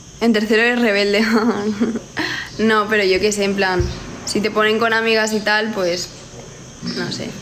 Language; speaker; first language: Spanish; native; Spanish